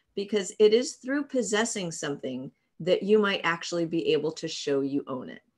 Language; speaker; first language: English; native; English